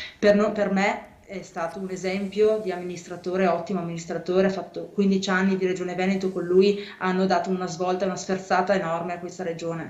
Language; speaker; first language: Italian; native; Italian